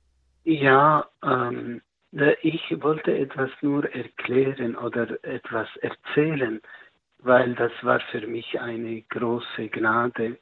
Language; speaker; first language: German; non-native, learner; Arabic